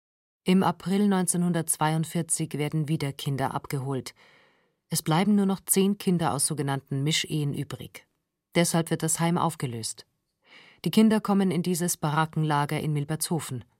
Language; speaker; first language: German; native; German